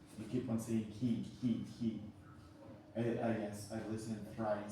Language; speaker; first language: English; non-native, fluent; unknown